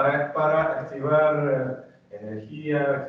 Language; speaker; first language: Spanish; non-native, learner; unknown